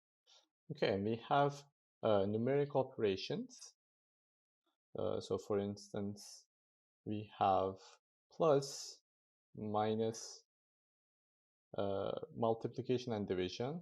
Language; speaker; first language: English; non-native, fluent; Turkish